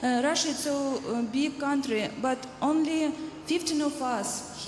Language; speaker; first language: English; non-native, learner; Russian